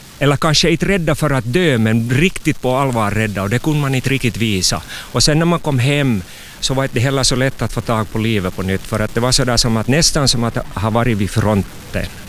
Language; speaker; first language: Swedish; native; Swedish